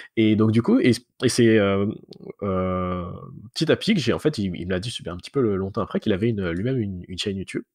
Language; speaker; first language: French; native; French